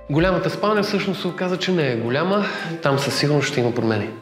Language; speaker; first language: Bulgarian; native; Bulgarian